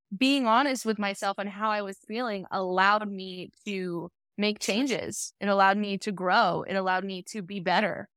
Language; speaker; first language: English; native; English